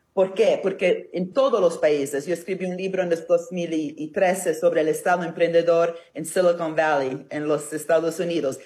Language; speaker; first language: Spanish; non-native, fluent; Italian